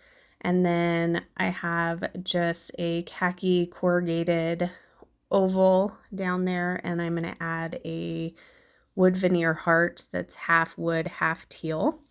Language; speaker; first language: English; native; English